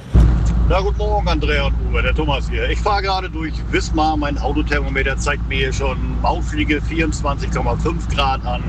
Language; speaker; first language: German; native; German